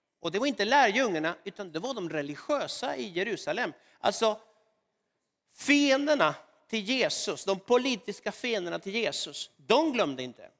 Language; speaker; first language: Swedish; non-native, fluent; Spanish